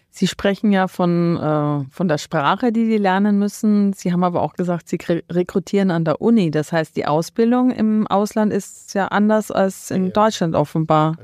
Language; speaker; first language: German; native; German